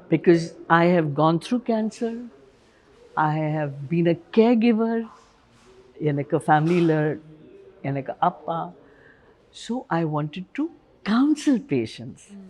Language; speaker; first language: Tamil; non-native, learner; Hindi